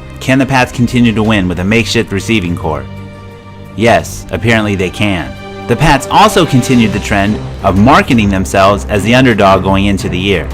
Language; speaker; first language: English; native; English